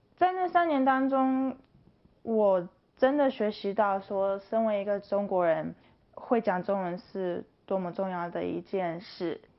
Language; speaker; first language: Chinese; early bilingual, heritage; English